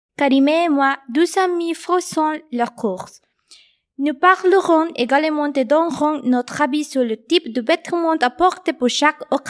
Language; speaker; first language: French; non-native, learner; Spanish